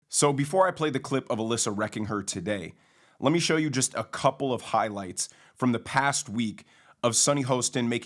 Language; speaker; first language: English; native; English